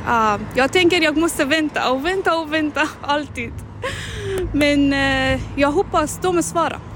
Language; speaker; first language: Swedish; non-native, learner; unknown